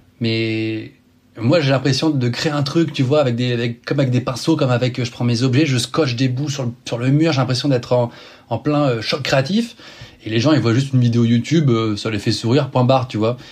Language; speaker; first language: French; native; French